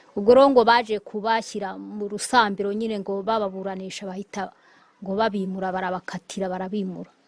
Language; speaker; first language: Kinyarwanda; native; Kinyarwanda